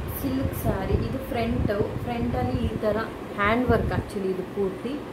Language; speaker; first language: Kannada; non-native, local second language; Lambadi